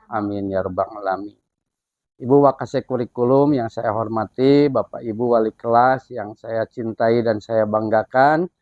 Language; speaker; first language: Indonesian; non-native, local second language; Sundanese